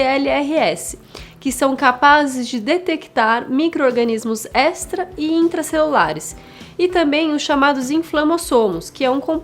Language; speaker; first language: Portuguese; native; Portuguese